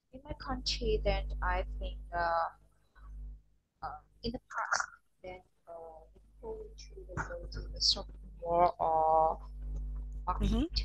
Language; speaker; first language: English; non-native, learner; Vietnamese